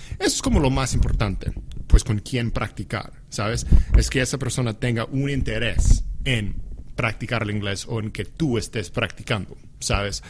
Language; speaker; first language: Spanish; non-native, fluent; English